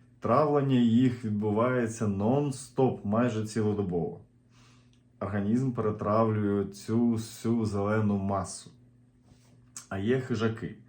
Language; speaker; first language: Ukrainian; native; Ukrainian